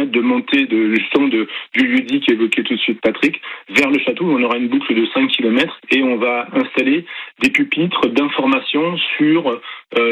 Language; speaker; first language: French; native; French